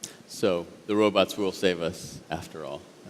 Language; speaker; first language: English; native; English